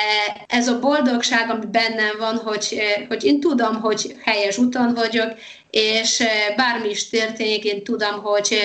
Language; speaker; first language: Hungarian; non-native, fluent; Polish